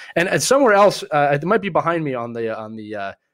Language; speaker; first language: English; native; English